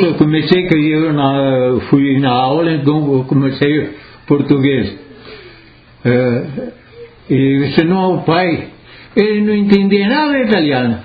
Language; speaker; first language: Portuguese; non-native, local second language; Italian